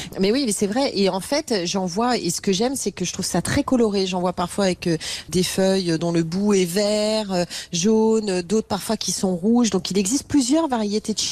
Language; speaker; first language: French; native; French